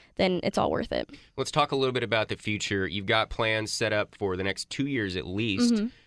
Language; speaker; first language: English; native; English